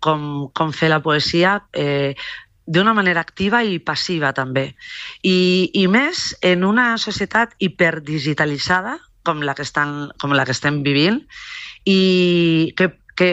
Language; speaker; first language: Catalan; non-native, local second language; Spanish